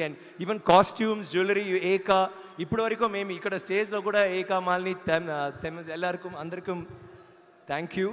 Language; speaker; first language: Telugu; non-native, fluent; Tamil